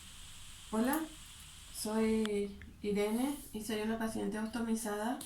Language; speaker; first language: Spanish; native; Spanish